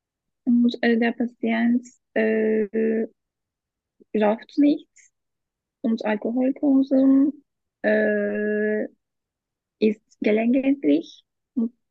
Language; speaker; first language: German; non-native, learner; Turkish